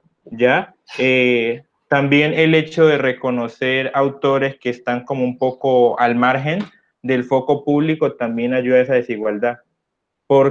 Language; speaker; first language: Spanish; native; Spanish